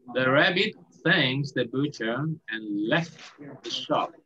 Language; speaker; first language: English; non-native, fluent; Indonesian